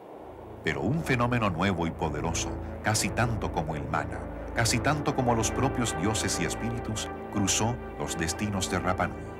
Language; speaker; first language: Spanish; native; Spanish